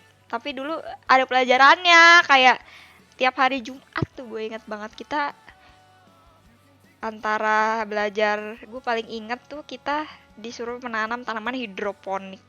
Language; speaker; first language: Indonesian; native; Indonesian